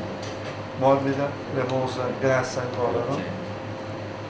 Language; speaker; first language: Italian; native; Italian